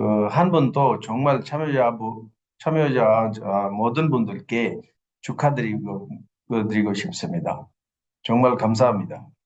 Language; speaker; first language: Korean; non-native, fluent; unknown